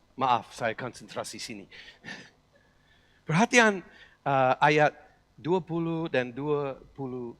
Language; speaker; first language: Indonesian; non-native, learner; English